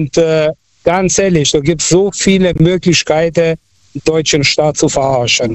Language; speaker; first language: German; non-native, local second language; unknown